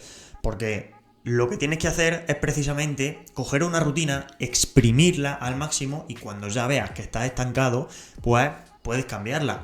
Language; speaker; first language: Spanish; native; Spanish